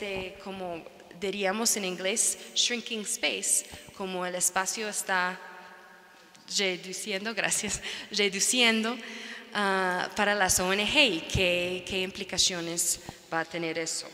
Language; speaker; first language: Spanish; non-native, fluent; English